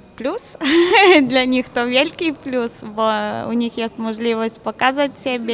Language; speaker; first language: Polish; non-native, learner; Ukrainian